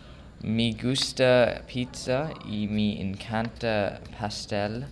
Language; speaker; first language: Spanish; non-native, learner; English